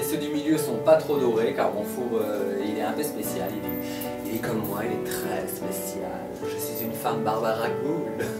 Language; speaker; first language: French; native; French